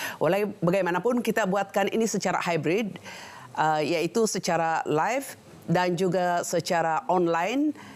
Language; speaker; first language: Malay; non-native, local second language; Central Dusun